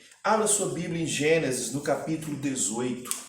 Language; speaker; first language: Portuguese; native; Portuguese